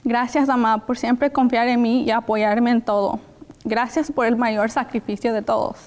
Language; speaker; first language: Spanish; early bilingual, heritage; Spanish